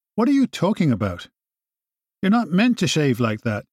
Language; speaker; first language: English; native; English